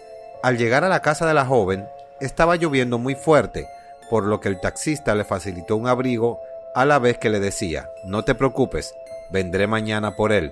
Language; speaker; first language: Spanish; native; Spanish